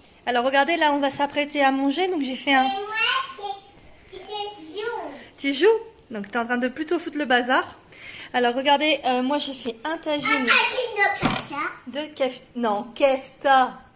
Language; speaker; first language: French; native; French